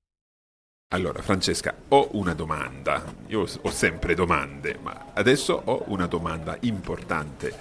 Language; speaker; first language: Italian; non-native, fluent; English